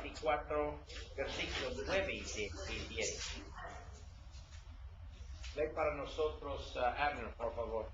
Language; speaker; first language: Spanish; non-native, learner; English